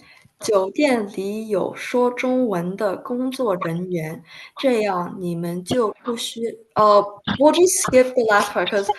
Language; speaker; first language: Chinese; early bilingual, heritage; Chinese